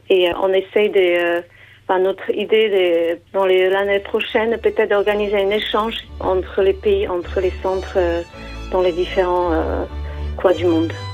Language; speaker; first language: French; non-native, fluent; Slovak